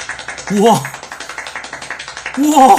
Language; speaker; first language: Korean; native; Korean